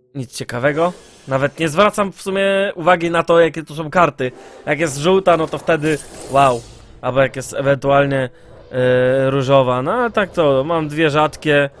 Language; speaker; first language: Polish; native; Polish